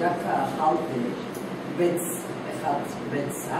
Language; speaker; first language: Hebrew; non-native, learner; Turkish